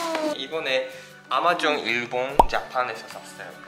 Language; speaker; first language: Korean; non-native, fluent; Japanese